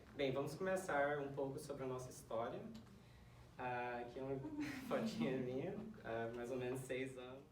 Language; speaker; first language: Portuguese; early bilingual, heritage; Portuguese